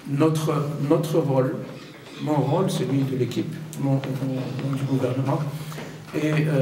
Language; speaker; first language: French; non-native, local second language; Arabic